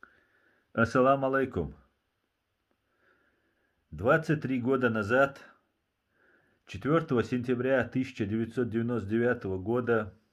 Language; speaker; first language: Russian; non-native, local second language; Chechen